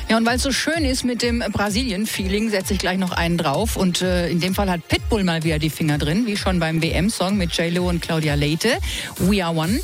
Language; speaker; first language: German; native; German